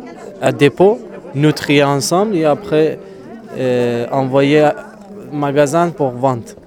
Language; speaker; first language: French; non-native, learner; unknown